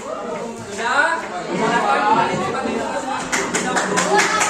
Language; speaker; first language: Indonesian; native; Indonesian